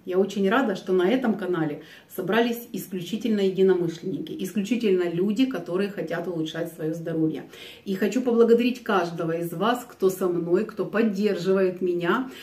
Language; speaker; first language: Russian; native; Russian